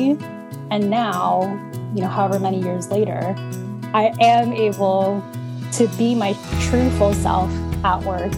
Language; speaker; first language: English; native; English